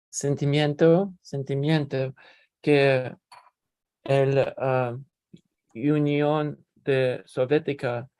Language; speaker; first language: Spanish; non-native, learner; Russian